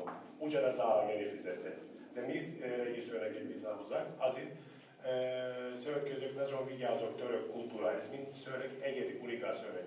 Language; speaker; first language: Hungarian; non-native, learner; Turkish